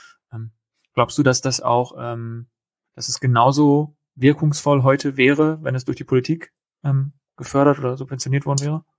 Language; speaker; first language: German; native; German